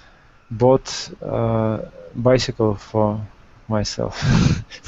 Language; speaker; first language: English; non-native, learner; Russian